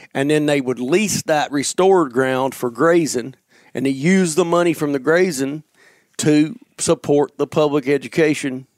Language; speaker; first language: English; native; English